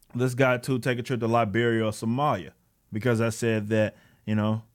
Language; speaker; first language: English; native; English